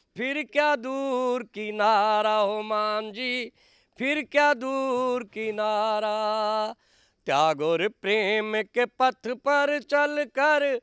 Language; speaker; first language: Hindi; native; Hindi